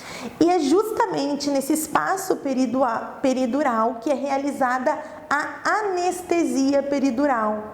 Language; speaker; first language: Portuguese; native; Portuguese